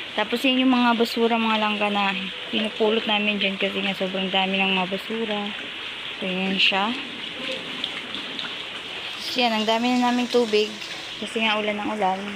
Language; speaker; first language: Filipino; non-native, local second language; Waray